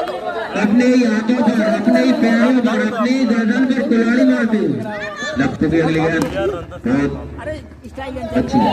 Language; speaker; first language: Hindi; native; Hindi